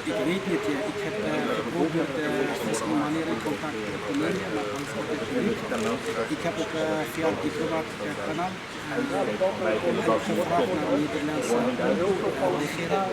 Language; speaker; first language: Dutch; non-native, learner; Uyghur